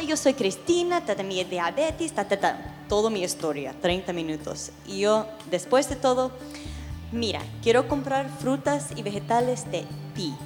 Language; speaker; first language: Spanish; early bilingual, heritage; English